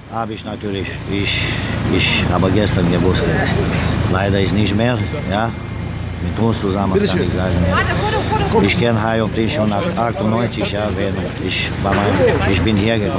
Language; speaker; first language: German; non-native, fluent; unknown